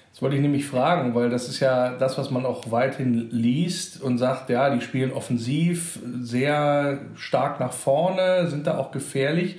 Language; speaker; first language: German; native; German